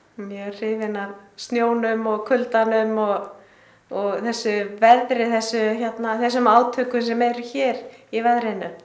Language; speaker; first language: Icelandic; native; Icelandic